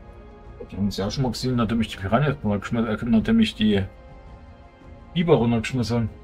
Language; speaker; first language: German; native; German